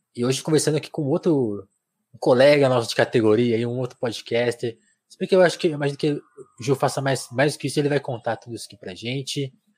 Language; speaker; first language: Portuguese; native; Portuguese